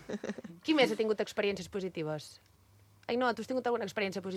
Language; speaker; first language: Catalan; native; Catalan